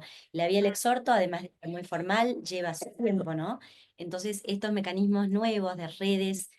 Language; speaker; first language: Spanish; native; Spanish